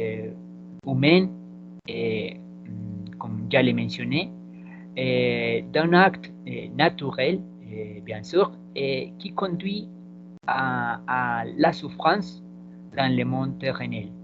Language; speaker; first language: French; non-native, learner; Spanish